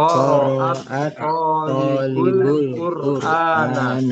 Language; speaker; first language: Arabic; non-native, learner; Indonesian